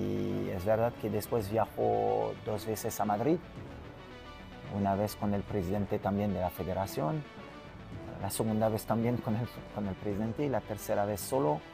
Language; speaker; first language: Spanish; non-native, fluent; French